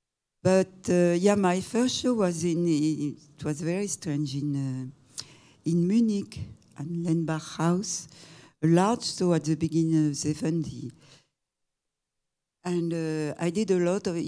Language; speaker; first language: English; non-native, fluent; French